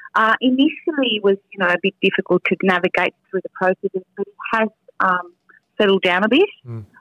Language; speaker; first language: English; early bilingual, other home language; Spanish